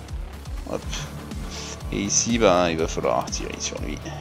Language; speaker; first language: French; native; French